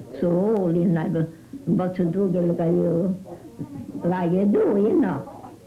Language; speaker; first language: English; non-native, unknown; Italian